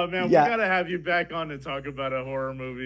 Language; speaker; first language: English; native; English